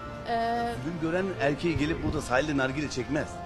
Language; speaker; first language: Turkish; native; Turkish